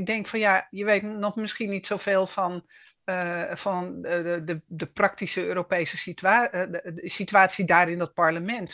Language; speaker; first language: Dutch; native; Dutch